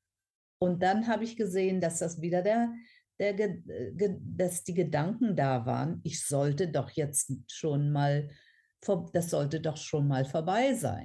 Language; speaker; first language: German; non-native, fluent; English